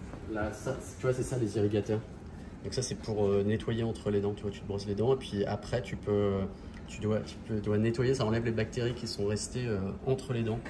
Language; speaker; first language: French; native; French